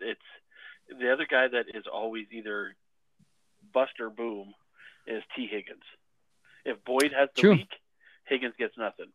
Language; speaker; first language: English; native; English